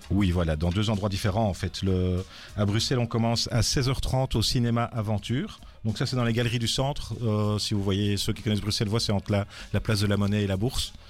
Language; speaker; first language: French; native; French